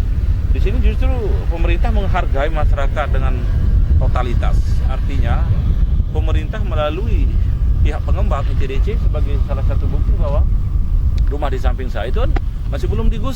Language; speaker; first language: Indonesian; non-native, local second language; Sasak